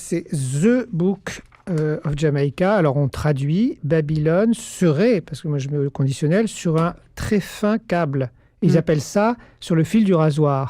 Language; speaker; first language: French; native; French